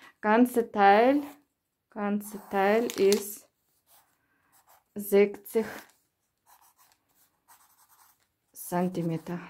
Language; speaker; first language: German; non-native, learner; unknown